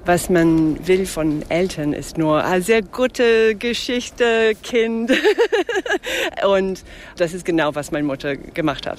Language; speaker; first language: German; non-native, fluent; English